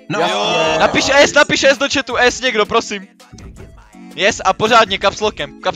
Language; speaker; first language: Czech; native; Czech